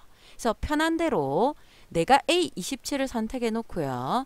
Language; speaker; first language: Korean; native; Korean